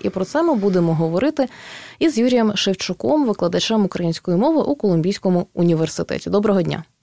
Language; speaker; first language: Ukrainian; native; Ukrainian